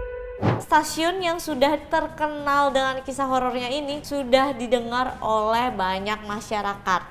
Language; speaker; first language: Indonesian; native; Indonesian